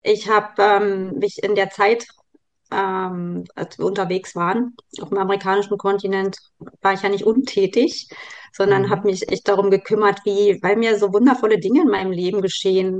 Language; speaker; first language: German; native; German